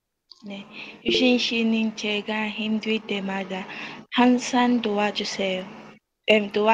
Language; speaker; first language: Korean; non-native, learner; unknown